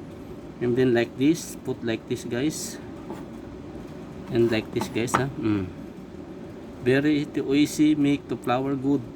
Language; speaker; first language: English; non-native, learner; Filipino